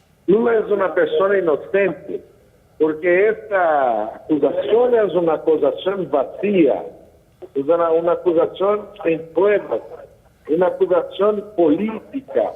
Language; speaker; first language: Spanish; non-native, learner; Portuguese